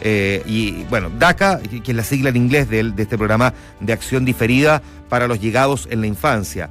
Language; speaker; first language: Spanish; native; Spanish